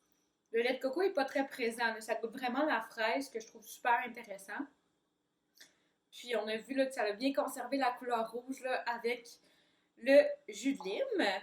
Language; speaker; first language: French; native; French